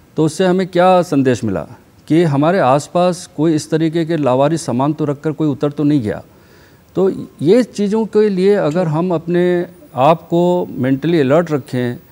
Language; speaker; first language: Hindi; native; Hindi